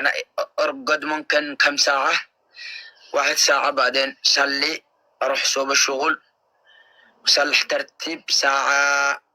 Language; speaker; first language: Arabic; non-native, learner; Oromo